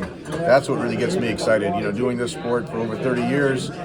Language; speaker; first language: English; native; English